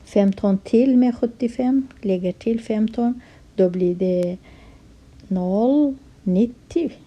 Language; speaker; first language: Swedish; non-native, fluent; Kurdish